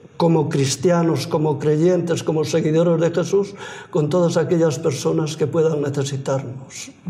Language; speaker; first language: Spanish; native; Spanish